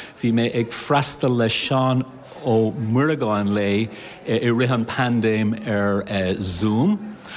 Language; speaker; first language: Irish; non-native, learner; English